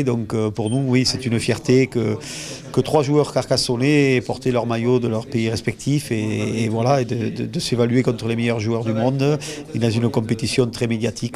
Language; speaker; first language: French; native; French